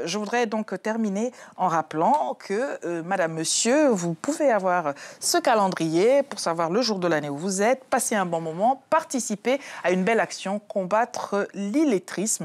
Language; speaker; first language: French; native; French